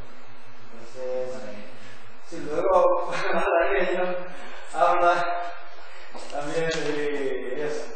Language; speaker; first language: Spanish; non-native, learner; Korean